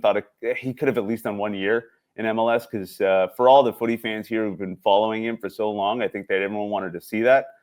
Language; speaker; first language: English; native; English